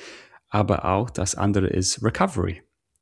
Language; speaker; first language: German; non-native, learner; English